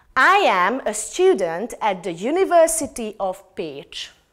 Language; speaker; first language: English; non-native, fluent; Hungarian